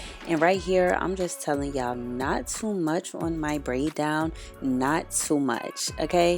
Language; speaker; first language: English; native; English